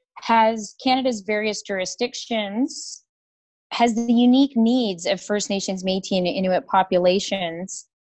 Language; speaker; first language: English; native; English